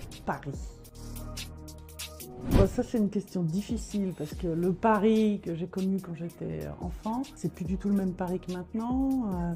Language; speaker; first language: French; native; French